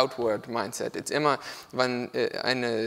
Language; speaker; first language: German; non-native, learner; English